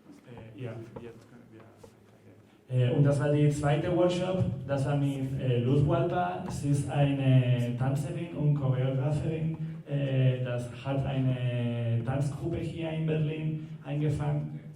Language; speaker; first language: German; non-native, learner; Spanish